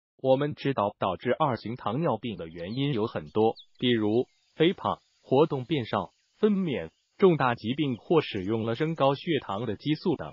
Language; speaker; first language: Chinese; native; Chinese